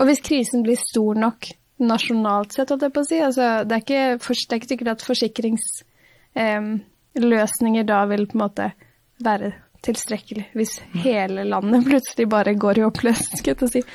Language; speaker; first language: Norwegian; native; Norwegian